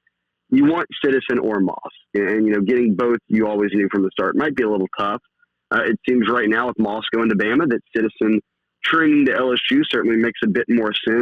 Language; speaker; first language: English; native; English